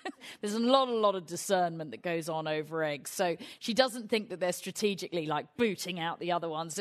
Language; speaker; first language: English; native; English